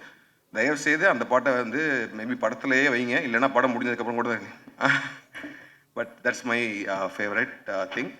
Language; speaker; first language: Tamil; native; Tamil